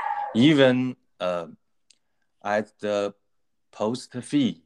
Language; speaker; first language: English; non-native, learner; Chinese